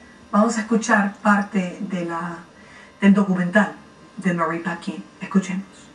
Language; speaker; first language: Spanish; native; Spanish